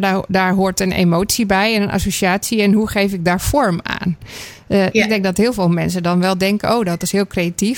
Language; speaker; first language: Dutch; native; Dutch